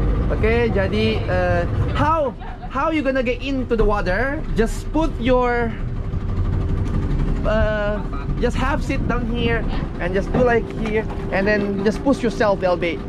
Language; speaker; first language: English; non-native, learner; Indonesian